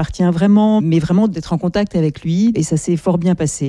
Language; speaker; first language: French; native; French